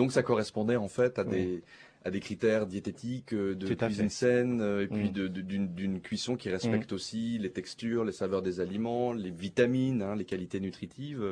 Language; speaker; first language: French; native; French